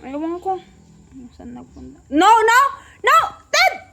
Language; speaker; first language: Filipino; native; Filipino